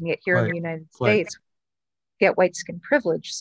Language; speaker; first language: English; native; English